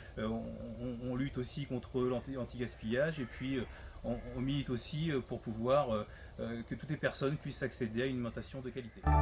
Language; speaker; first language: French; native; French